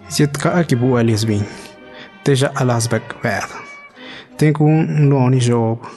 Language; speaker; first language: Spanish; native; Spanish